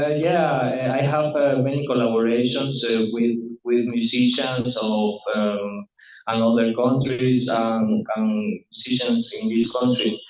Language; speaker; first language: English; non-native, learner; Spanish